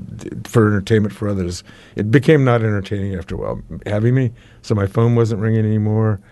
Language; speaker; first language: English; native; English